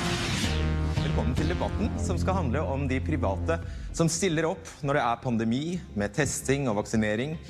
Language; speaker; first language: Norwegian; native; Norwegian